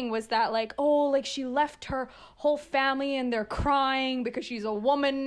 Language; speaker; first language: English; early bilingual, other home language; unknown